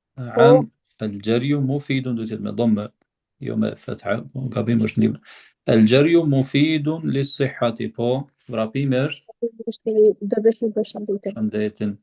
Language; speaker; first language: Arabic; non-native, fluent; Albanian